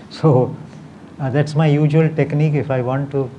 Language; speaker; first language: English; non-native, local second language; Marathi